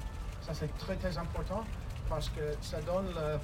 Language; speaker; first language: French; non-native, fluent; English